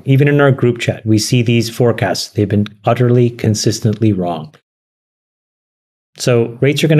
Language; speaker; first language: English; native; English